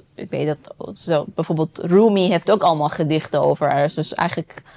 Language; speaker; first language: Dutch; non-native, fluent; Persian